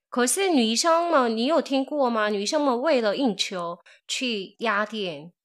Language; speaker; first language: Chinese; non-native, fluent; Korean